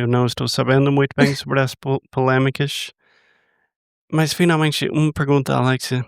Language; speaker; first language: Portuguese; non-native, fluent; English